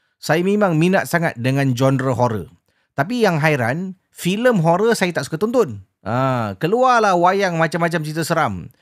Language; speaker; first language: Malay; native; Malay